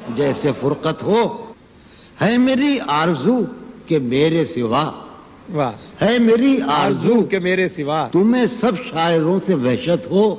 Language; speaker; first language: Urdu; native; Urdu